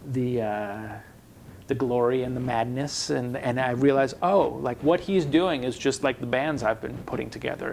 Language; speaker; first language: English; native; English